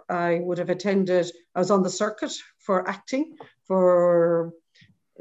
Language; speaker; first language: English; native; English